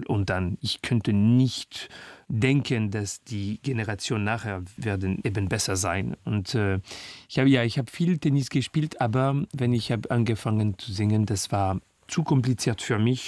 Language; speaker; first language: German; non-native, fluent; French